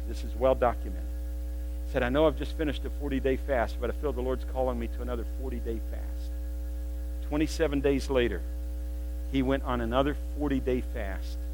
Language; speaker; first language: English; native; English